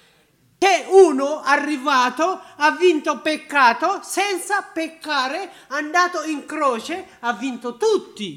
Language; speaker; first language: Italian; non-native, learner; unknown